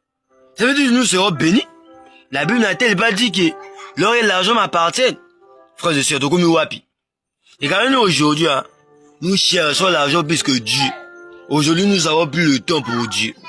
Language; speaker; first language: French; non-native, local second language; Lingala